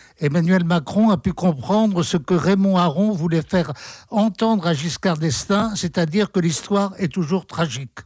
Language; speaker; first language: French; native; French